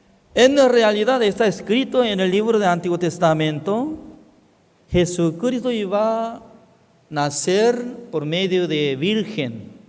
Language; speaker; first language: Spanish; non-native, fluent; Korean